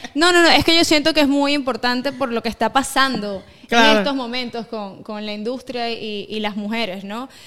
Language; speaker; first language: Spanish; native; Spanish